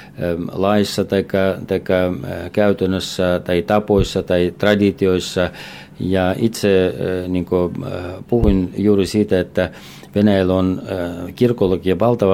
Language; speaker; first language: Finnish; non-native, fluent; Russian